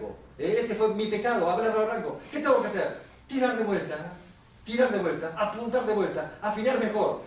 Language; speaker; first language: Spanish; native; Spanish